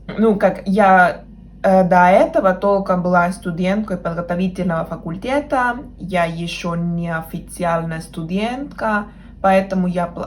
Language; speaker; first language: Russian; non-native, fluent; Spanish